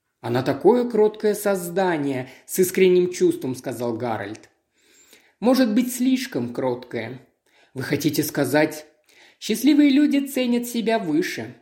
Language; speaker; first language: Russian; native; Russian